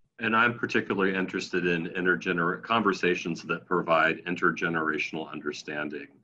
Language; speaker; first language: English; native; English